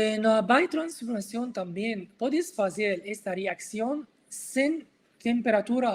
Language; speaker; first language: Spanish; non-native, learner; Arabic